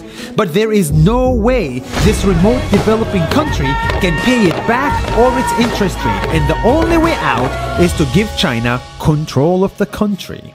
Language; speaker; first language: English; non-native, fluent; Arabic